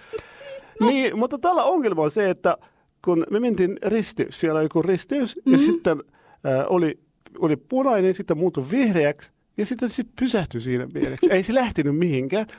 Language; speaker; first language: Finnish; non-native, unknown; Arabic